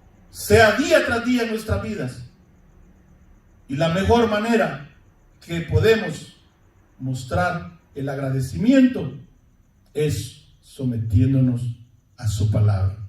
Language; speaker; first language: Spanish; native; Spanish